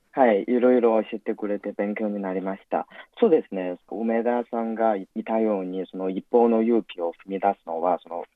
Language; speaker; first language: Japanese; non-native, fluent; Chinese